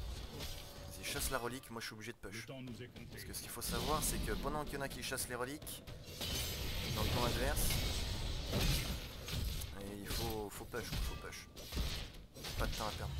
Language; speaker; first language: French; native; French